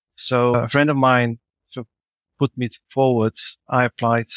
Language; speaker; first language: English; non-native, fluent; Bulgarian